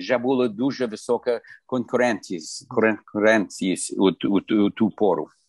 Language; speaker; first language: Ukrainian; early bilingual, heritage; Ukrainian